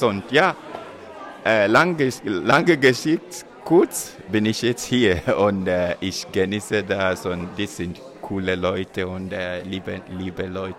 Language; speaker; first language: German; non-native, learner; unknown